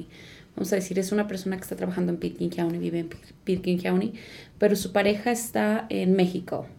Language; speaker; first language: Spanish; native; Spanish